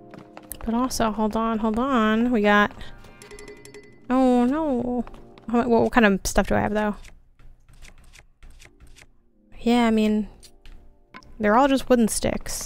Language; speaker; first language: English; native; English